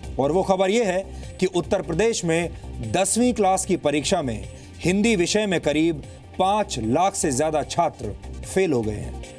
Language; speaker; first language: Hindi; native; Hindi